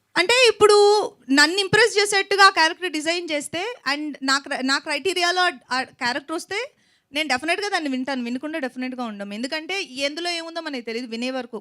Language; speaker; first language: Telugu; native; Telugu